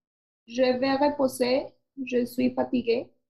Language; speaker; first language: French; non-native, learner; Spanish